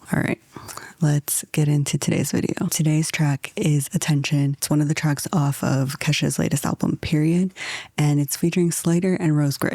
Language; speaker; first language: English; native; English